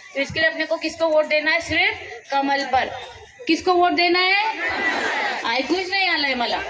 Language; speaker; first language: Hindi; non-native, local second language; Marathi